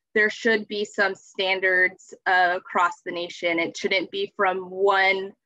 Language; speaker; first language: English; native; English